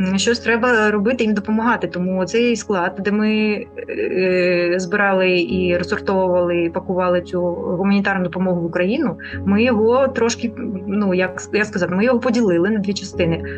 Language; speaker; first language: Ukrainian; non-native, local second language; Russian